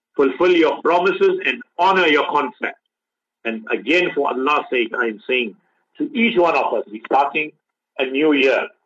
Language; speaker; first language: English; native; English